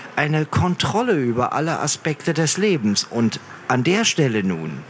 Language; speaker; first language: German; early bilingual, other home language; Arabic